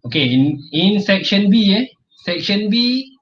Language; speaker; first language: English; non-native, local second language; Malay